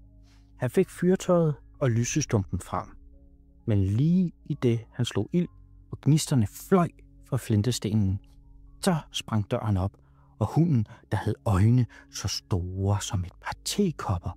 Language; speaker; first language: Danish; native; Danish